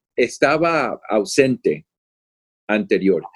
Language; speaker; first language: Spanish; early bilingual, heritage; Spanish